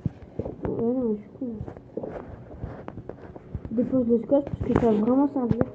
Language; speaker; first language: French; native; French